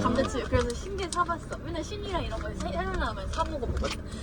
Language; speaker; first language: Korean; native; Korean